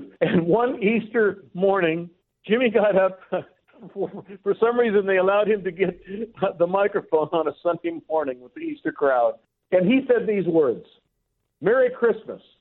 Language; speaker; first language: English; native; English